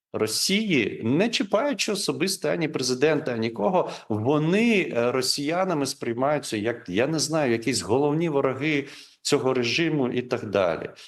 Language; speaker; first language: Ukrainian; non-native, local second language; Crimean Tatar